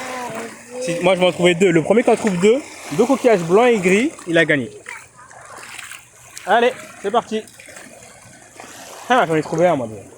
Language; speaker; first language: French; native; French